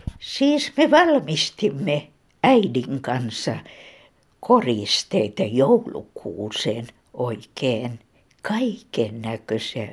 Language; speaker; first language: Finnish; native; Finnish